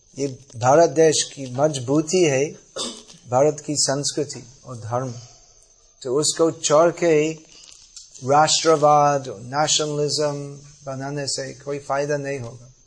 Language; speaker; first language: Hindi; non-native, fluent; English